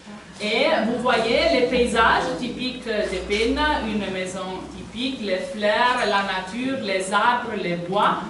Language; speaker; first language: French; non-native, fluent; Italian